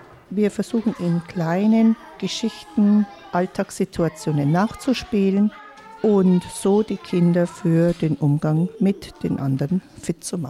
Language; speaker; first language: German; native; German